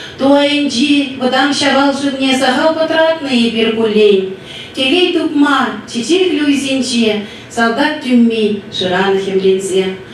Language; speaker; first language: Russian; non-native, local second language; Chuvash